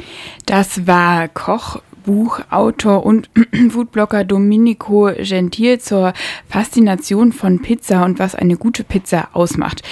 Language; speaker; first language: German; native; German